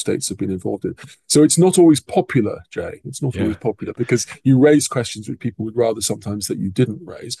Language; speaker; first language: English; native; English